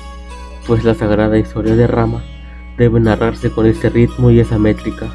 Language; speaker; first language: Spanish; native; Spanish